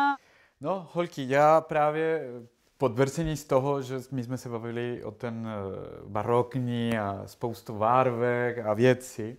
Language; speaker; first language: Czech; non-native, learner; Spanish